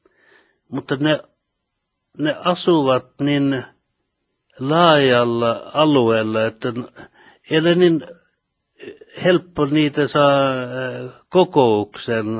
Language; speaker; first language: Finnish; early bilingual, heritage; Finnish